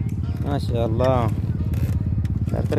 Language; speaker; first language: Arabic; native; Arabic